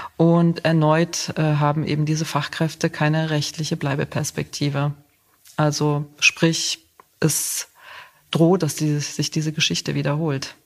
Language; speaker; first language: German; native; German